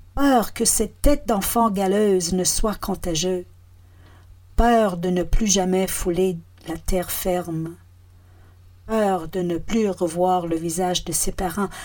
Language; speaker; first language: French; non-native, fluent; English